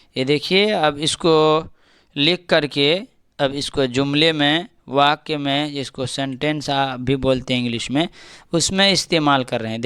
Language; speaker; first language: Hindi; native; Hindi